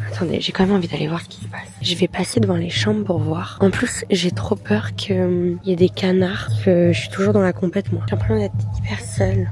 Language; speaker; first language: French; native; French